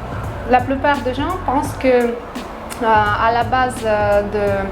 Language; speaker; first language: French; non-native, fluent; Russian